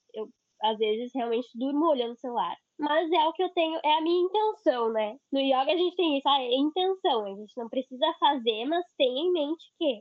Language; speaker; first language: Portuguese; native; Portuguese